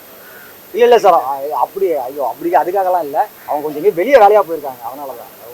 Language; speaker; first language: Tamil; native; Tamil